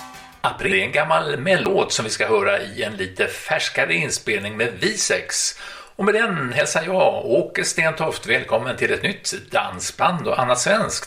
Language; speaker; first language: Swedish; native; Swedish